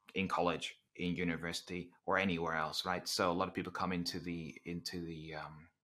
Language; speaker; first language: English; non-native, fluent; Dutch